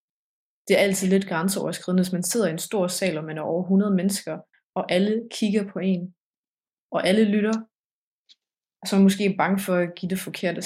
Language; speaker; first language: Danish; early bilingual, heritage; Danish